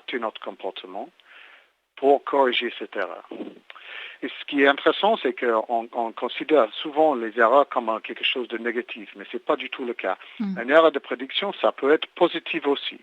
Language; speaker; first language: French; native; French